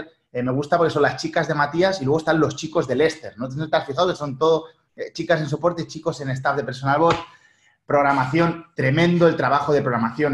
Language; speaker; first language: Spanish; native; Spanish